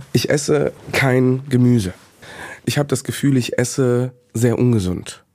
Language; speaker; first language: German; early bilingual, other home language; Bosnian